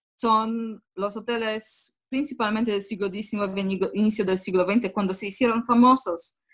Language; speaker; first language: Spanish; non-native, fluent; Polish